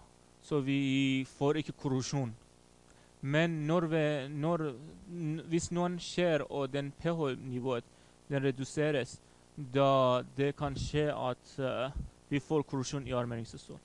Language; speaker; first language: Swedish; non-native, fluent; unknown